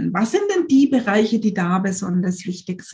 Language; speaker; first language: German; native; German